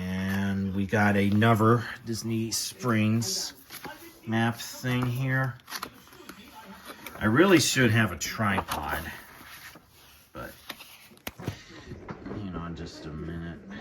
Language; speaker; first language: English; native; English